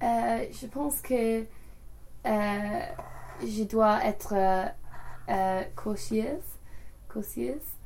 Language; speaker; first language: French; non-native, learner; English